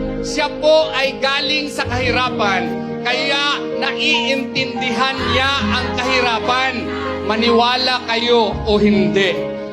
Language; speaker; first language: Filipino; non-native, local second language; Hiligaynon